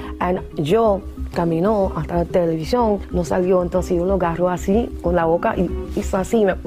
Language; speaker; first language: Spanish; early bilingual, heritage; English